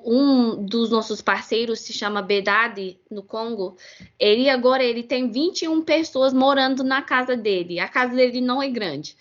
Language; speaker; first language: Portuguese; non-native, fluent; English